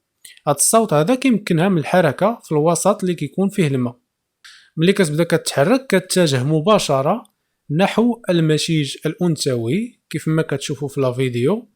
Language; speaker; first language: Arabic; native; Arabic